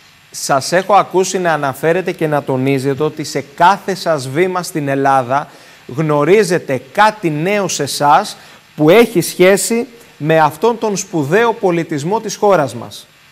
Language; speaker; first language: Greek; native; Greek